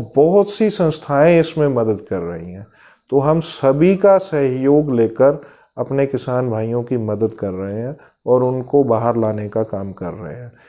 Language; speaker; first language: Hindi; non-native, local second language; Punjabi